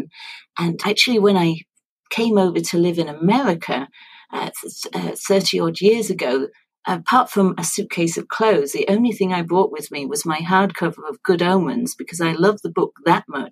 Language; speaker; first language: English; native; English